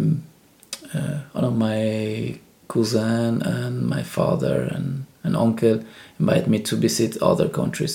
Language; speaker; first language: English; non-native, learner; Spanish